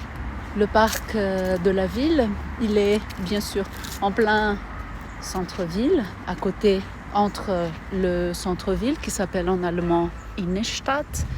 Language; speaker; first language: French; non-native, fluent; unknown